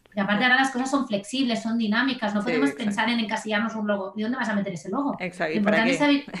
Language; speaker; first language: Spanish; native; Spanish